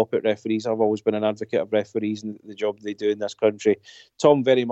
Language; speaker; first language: English; native; English